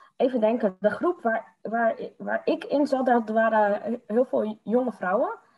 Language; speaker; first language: Dutch; early bilingual, other home language; Somali